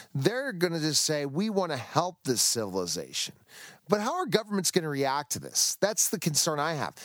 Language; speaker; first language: English; native; English